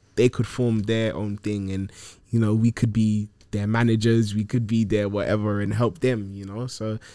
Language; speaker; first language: English; early bilingual, other home language; Akan